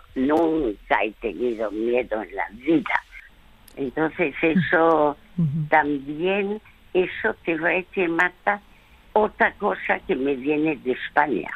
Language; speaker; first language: Spanish; early bilingual, other home language; French